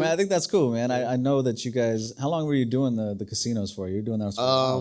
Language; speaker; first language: English; native; English